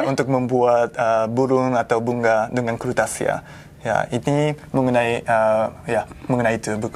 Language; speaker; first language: Indonesian; non-native, fluent; Japanese